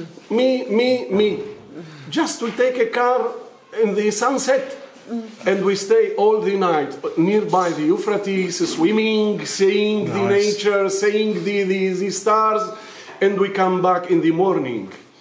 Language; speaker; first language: English; non-native, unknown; Arabic